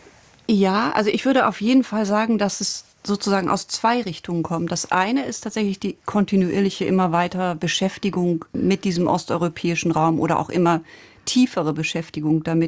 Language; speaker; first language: German; native; German